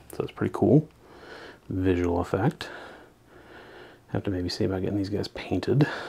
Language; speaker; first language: English; native; English